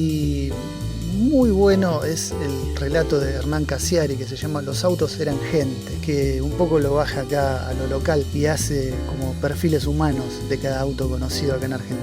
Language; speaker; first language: Spanish; native; Spanish